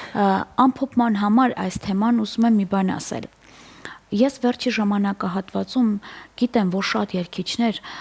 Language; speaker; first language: Armenian; native; Armenian